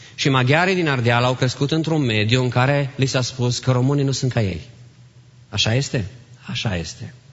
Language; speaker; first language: Romanian; native; Romanian